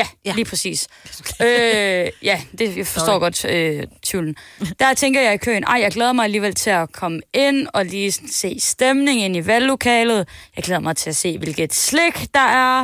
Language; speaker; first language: Danish; native; Danish